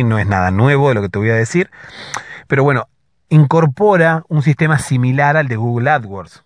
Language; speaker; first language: Spanish; native; Spanish